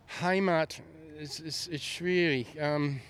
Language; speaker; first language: German; early bilingual, heritage; German